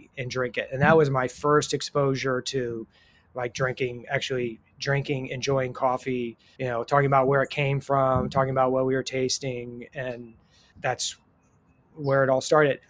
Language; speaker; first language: English; native; English